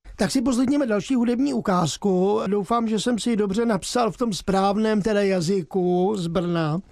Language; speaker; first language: Czech; native; Czech